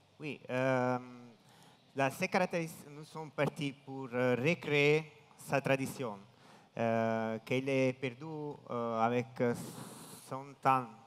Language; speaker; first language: French; non-native, learner; Italian